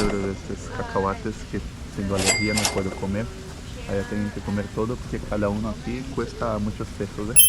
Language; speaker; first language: Spanish; non-native, fluent; Portuguese